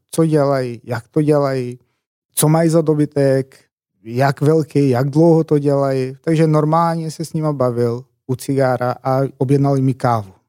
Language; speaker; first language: Czech; non-native, fluent; Macedonian